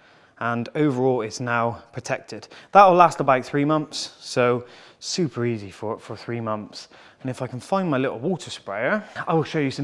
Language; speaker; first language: English; native; English